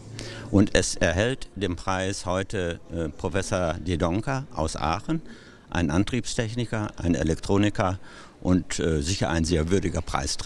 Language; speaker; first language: German; native; German